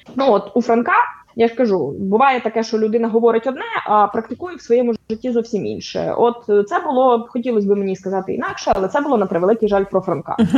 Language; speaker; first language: Ukrainian; native; Ukrainian